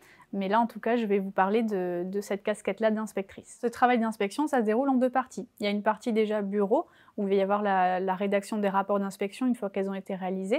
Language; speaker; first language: French; native; French